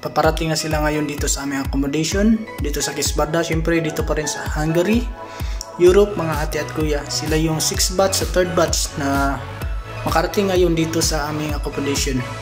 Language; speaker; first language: Filipino; non-native, local second language; Cebuano